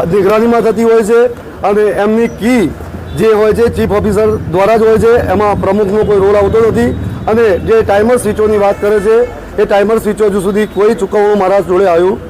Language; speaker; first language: Gujarati; native; Gujarati